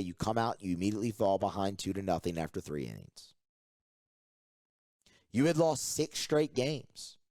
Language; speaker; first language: English; native; English